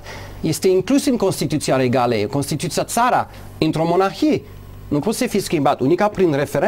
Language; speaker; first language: Romanian; non-native, learner; English